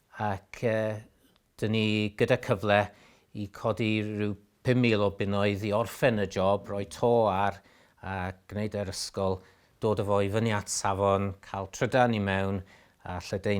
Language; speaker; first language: Welsh; native; Welsh